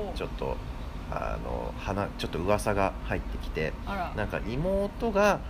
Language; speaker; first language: Japanese; early bilingual, heritage; English